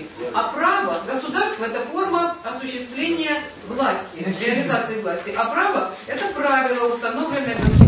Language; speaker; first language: Russian; native; Russian